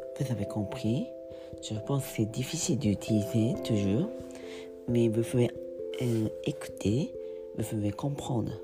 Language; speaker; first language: French; non-native, learner; Japanese